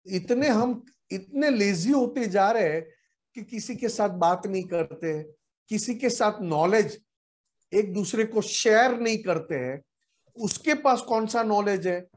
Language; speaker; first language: Hindi; non-native, local second language; Gujarati